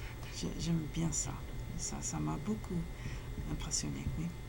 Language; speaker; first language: French; non-native, fluent; English